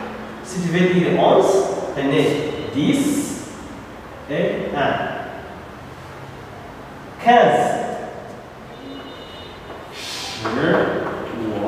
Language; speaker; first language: French; non-native, local second language; Rundi